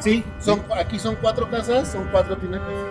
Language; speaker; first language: Spanish; native; Spanish